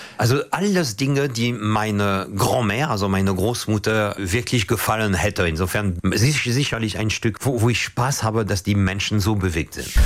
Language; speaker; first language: German; non-native, fluent; French